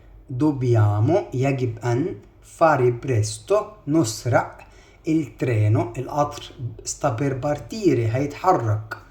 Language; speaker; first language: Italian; non-native, fluent; Arabic